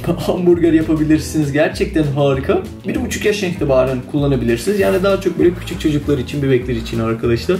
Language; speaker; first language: Turkish; non-native, fluent; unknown